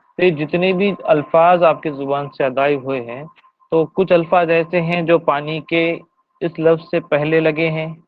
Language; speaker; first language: Urdu; native; Urdu